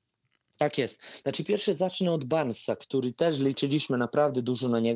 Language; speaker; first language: Polish; non-native, fluent; Serbian